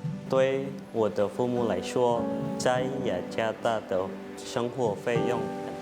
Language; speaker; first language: Chinese; non-native, learner; Indonesian